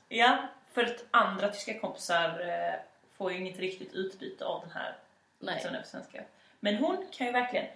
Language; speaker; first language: Swedish; native; Swedish